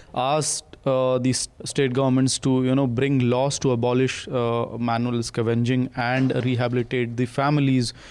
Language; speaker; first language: English; non-native, local second language; Hindi